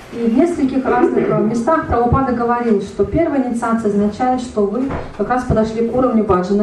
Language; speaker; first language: Russian; native; Russian